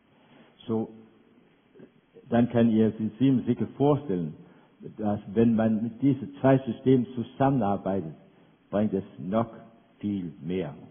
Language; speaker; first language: German; non-native, fluent; Danish